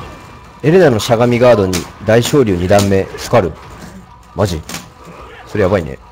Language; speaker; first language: Japanese; native; Japanese